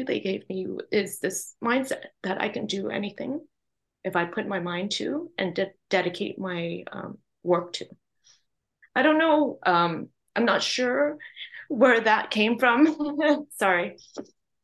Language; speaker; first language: English; non-native, local second language; Cantonese